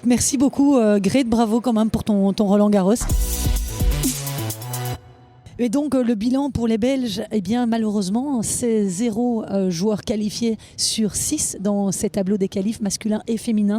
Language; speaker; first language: French; native; French